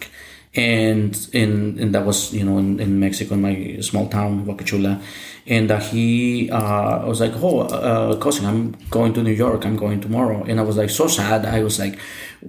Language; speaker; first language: English; non-native, fluent; Spanish